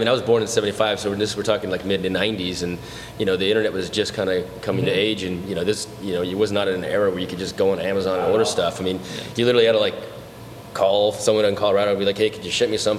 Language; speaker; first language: English; native; English